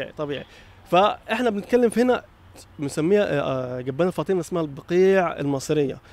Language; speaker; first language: Egyptian Arabic; native; Egyptian Arabic